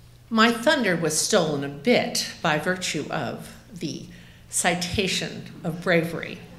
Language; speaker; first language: English; native; English